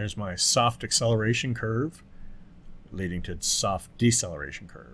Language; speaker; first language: English; native; English